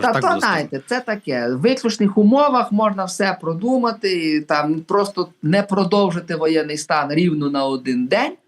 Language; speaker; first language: Ukrainian; native; Ukrainian